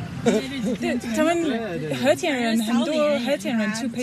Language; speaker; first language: Chinese; non-native, learner; English